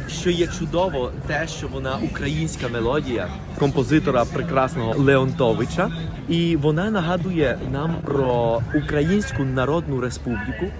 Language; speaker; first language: Ukrainian; non-native, fluent; Spanish